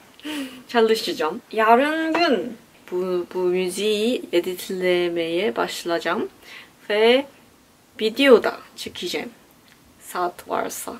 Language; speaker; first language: Turkish; non-native, learner; Korean